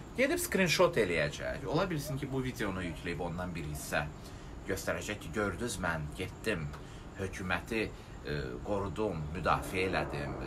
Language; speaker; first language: Azerbaijani; non-native, local second language; Russian